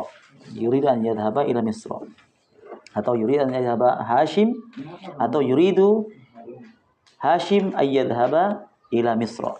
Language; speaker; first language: Arabic; non-native, fluent; Indonesian